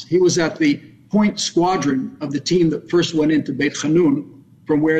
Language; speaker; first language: English; native; English